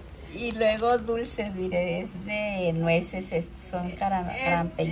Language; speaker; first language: Spanish; native; Spanish